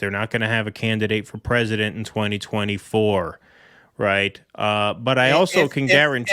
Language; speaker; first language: English; native; English